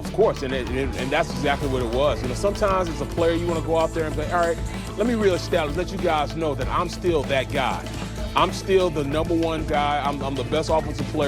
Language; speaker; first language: English; native; English